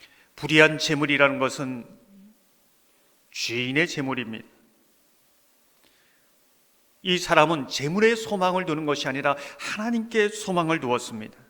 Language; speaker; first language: Korean; native; Korean